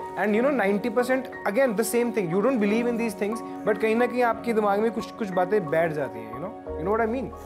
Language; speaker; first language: Hindi; native; Hindi